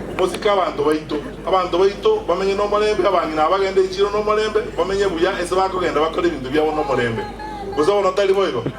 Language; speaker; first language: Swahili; non-native, local second language; Gusii